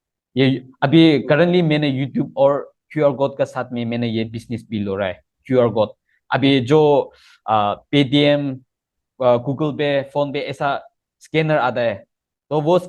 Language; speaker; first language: Hindi; non-native, local second language; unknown